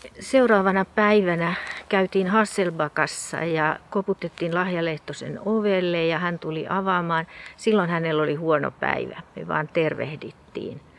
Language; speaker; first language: Finnish; native; Finnish